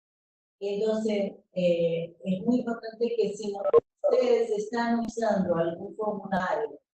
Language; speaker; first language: Spanish; non-native, fluent; Portuguese